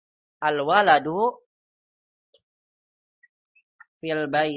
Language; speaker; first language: Arabic; non-native, fluent; Indonesian